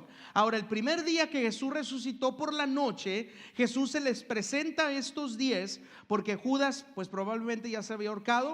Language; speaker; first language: Spanish; native; Spanish